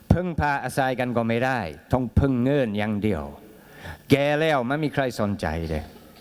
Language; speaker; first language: Thai; non-native, fluent; English